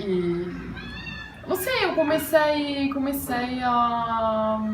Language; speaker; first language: Portuguese; non-native, fluent; Italian